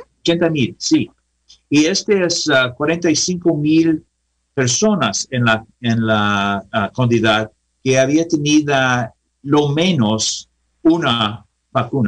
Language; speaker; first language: Spanish; non-native, learner; English